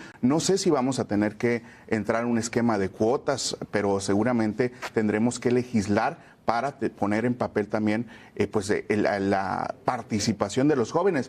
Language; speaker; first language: Spanish; native; Spanish